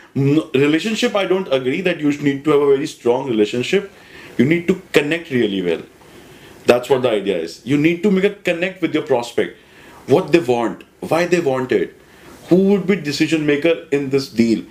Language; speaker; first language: English; non-native, local second language; Hindi